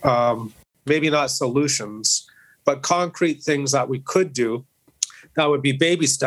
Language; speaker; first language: English; native; English